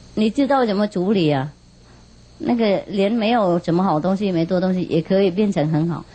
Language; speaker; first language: Chinese; non-native, fluent; Vietnamese